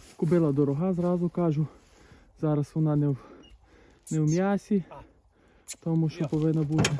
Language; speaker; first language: Ukrainian; native; Ukrainian